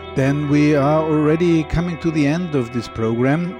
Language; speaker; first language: English; non-native, fluent; German